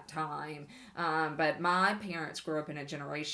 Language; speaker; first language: English; native; English